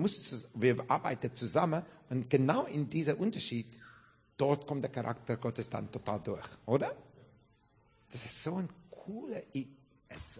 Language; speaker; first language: German; non-native, fluent; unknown